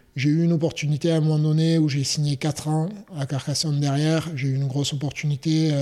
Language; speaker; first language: French; native; French